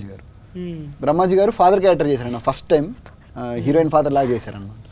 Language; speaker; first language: Telugu; native; Telugu